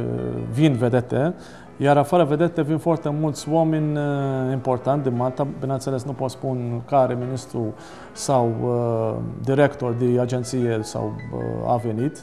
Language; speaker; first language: Romanian; non-native, learner; Maltese